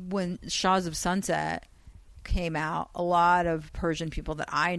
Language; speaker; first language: English; non-native, fluent; Persian